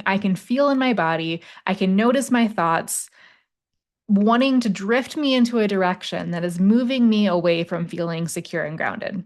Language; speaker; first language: English; native; English